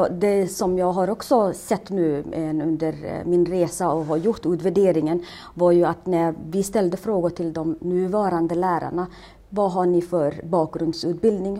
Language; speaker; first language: Swedish; non-native, fluent; Somali